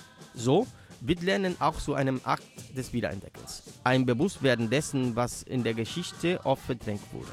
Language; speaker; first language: German; native; German